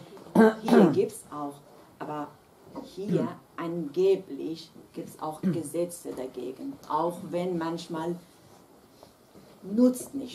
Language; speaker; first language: German; non-native, fluent; Kurdish